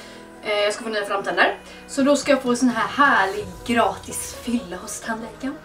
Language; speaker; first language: Swedish; native; Swedish